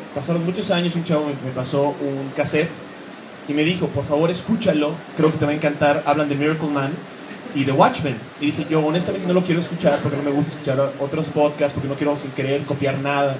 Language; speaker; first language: Spanish; native; Spanish